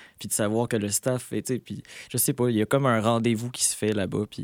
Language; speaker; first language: French; native; French